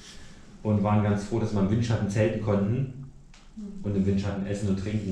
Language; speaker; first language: German; native; German